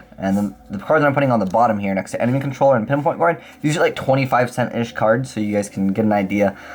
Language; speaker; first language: English; native; English